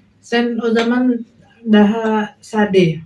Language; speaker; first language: Turkish; non-native, learner; Indonesian